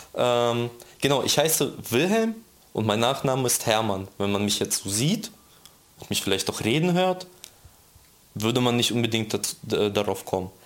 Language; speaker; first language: German; early bilingual, other home language; Russian